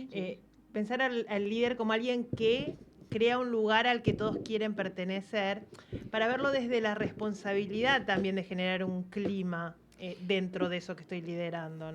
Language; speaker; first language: Spanish; native; Spanish